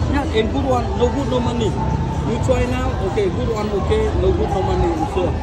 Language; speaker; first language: English; non-native, learner; Vietnamese